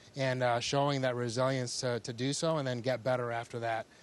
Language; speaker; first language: English; early bilingual, other home language; Spanish